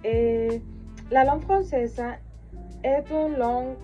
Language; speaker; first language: French; non-native, learner; Spanish